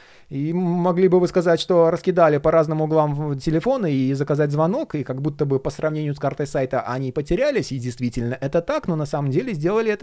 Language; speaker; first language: Russian; native; Russian